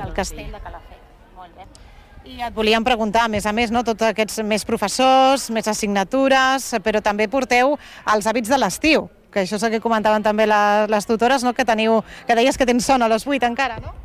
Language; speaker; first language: Catalan; native; Catalan